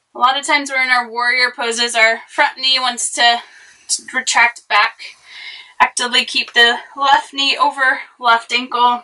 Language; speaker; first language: English; native; English